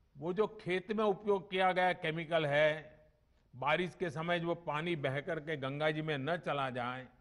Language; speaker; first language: Hindi; non-native, local second language; Gujarati